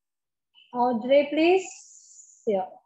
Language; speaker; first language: English; non-native, fluent; Indonesian